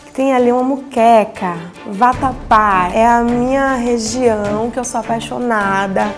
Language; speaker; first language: Portuguese; non-native, fluent; Greek